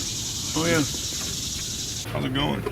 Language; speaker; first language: English; native; English